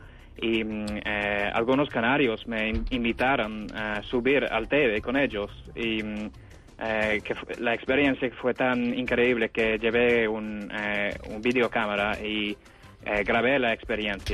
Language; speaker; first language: Spanish; non-native, fluent; English